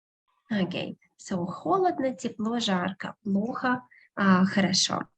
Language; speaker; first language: Russian; non-native, fluent; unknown